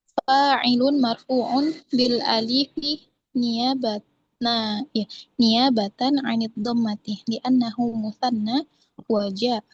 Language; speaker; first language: Arabic; non-native, learner; Indonesian